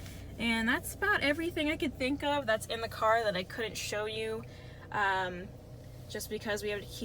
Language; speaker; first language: English; native; English